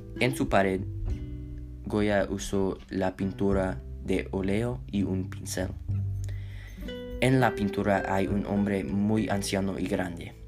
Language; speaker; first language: Spanish; non-native, learner; English